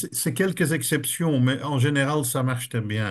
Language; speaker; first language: French; native; French